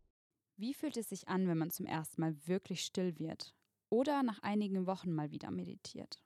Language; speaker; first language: German; native; German